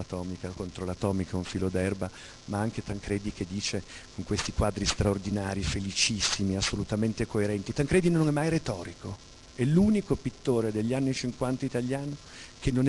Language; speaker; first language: Italian; native; Italian